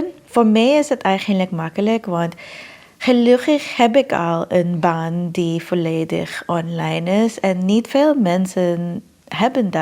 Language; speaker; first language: Dutch; non-native, fluent; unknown